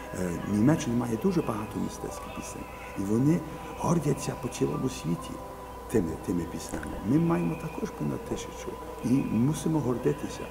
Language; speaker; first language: Ukrainian; early bilingual, heritage; English